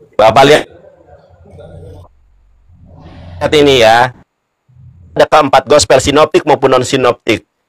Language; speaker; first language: Indonesian; native; Indonesian